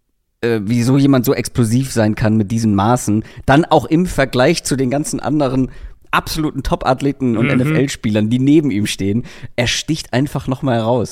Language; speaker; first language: German; native; German